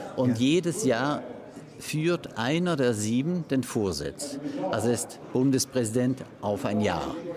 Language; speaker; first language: German; native; German